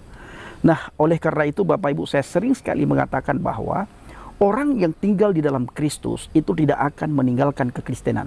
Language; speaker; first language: Indonesian; native; Indonesian